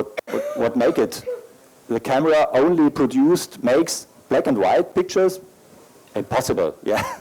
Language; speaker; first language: English; non-native, learner; German